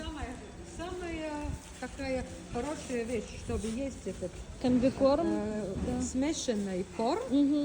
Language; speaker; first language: Russian; non-native, local second language; Latvian